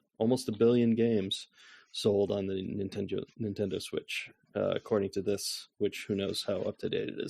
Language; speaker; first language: English; native; English